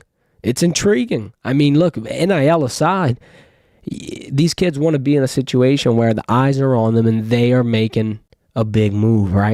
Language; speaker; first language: English; native; English